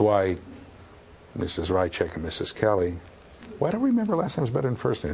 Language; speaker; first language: English; native; English